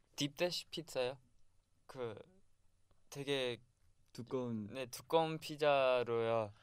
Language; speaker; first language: Korean; non-native, fluent; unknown